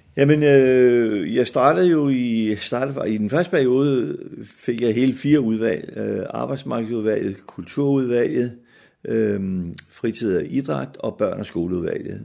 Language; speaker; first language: Danish; native; Danish